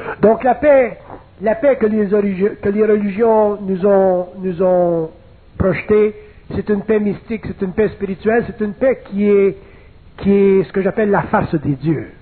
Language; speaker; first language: French; native; French